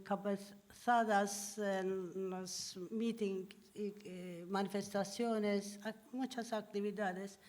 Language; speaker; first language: Spanish; non-native, learner; Turkish